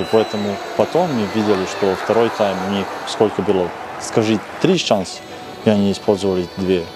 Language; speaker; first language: Russian; non-native, fluent; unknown